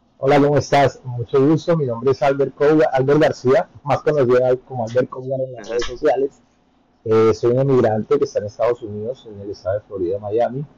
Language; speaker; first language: Spanish; native; Spanish